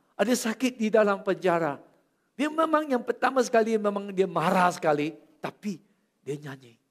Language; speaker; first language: Malay; non-native, local second language; Chinese